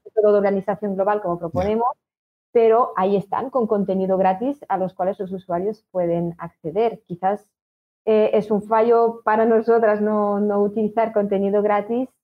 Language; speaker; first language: Spanish; non-native, fluent; French